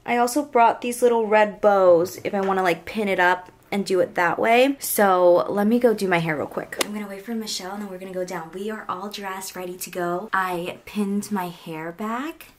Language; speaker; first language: English; early bilingual, other home language; Vietnamese